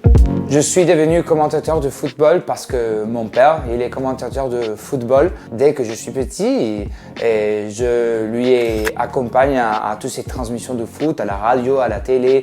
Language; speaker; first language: French; non-native, fluent; Spanish